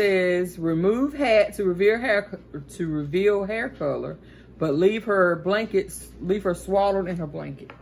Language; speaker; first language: English; native; English